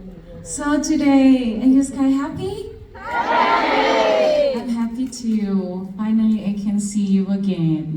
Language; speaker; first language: English; non-native, fluent; Thai